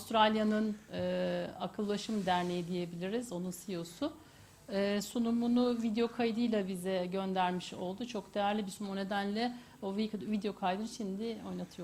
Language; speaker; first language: Turkish; native; Turkish